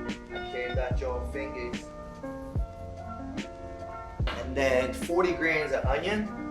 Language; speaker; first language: English; native; English